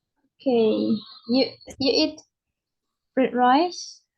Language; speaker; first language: English; non-native, fluent; Indonesian